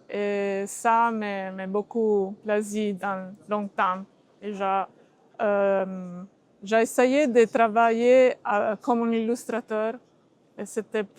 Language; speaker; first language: French; non-native, learner; Italian